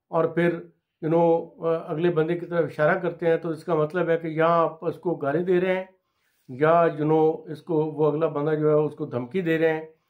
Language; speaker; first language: Urdu; non-native, local second language; Punjabi